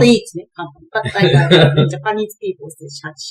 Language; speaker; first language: English; non-native, learner; Japanese